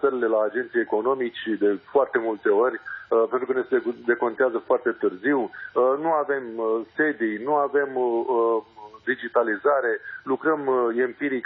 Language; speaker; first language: Romanian; native; Romanian